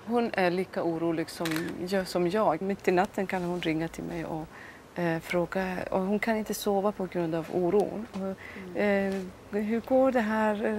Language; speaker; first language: Swedish; non-native, fluent; Persian